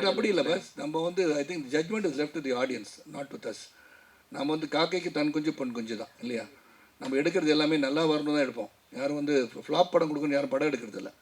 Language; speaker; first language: Tamil; native; Tamil